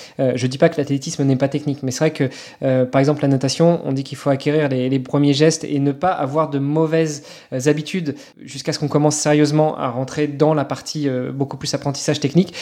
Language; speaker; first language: French; native; French